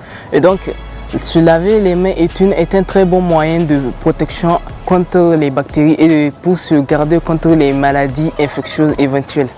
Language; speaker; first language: French; non-native, local second language; Hausa